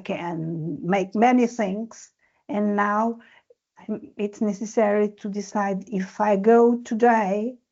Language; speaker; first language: English; non-native, learner; Portuguese